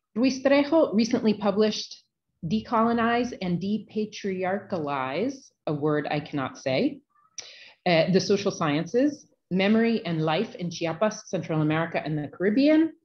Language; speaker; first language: English; native; English